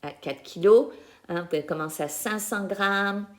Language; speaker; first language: French; non-native, fluent; English